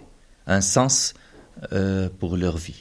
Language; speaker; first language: French; non-native, fluent; Arabic